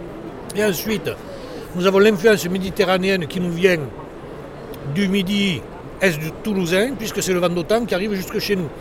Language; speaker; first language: French; native; French